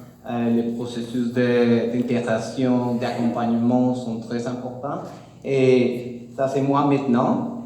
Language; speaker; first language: French; non-native, learner; Spanish